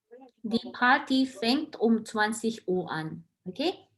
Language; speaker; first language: German; non-native, fluent; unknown